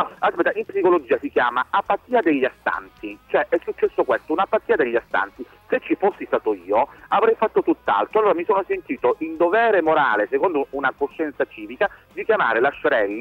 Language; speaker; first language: Italian; native; Italian